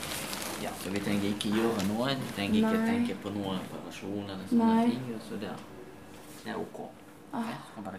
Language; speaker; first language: Norwegian; non-native, fluent; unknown